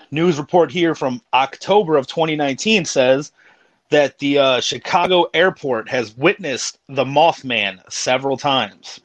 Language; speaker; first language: English; native; English